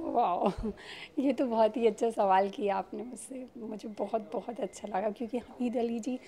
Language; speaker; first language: Hindi; native; Hindi